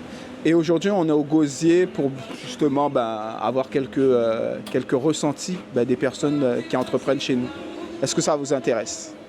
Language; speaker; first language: French; native; French